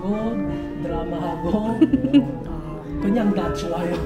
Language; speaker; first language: Korean; non-native, learner; Filipino